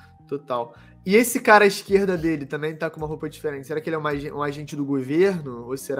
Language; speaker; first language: Portuguese; native; Portuguese